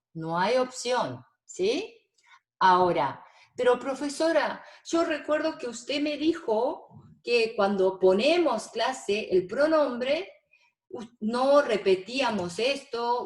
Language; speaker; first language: Spanish; non-native, fluent; Korean